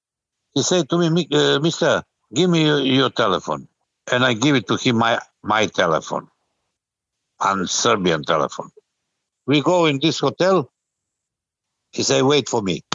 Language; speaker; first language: English; non-native, learner; Serbian